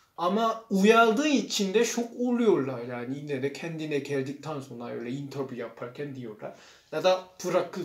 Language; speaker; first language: Turkish; non-native, learner; Korean